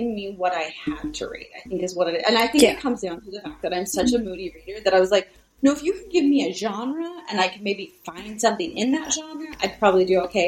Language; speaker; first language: English; native; English